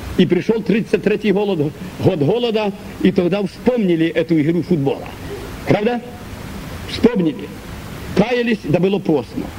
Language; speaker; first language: Russian; native; Russian